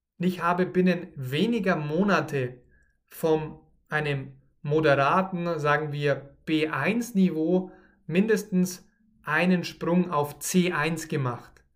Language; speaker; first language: German; native; German